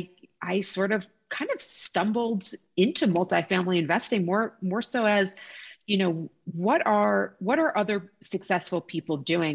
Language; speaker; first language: English; native; English